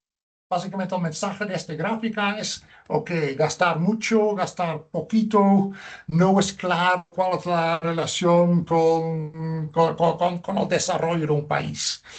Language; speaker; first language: Spanish; non-native, fluent; Dutch